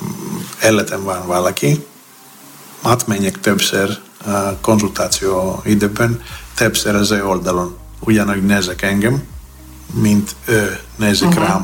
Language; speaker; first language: Hungarian; non-native, learner; Greek